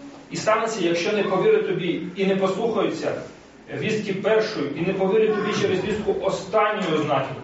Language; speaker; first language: Ukrainian; non-native, fluent; Russian